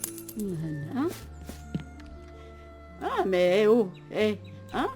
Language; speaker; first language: French; native; French